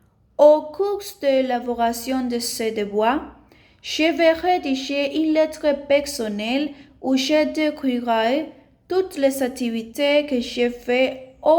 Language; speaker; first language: French; non-native, learner; Spanish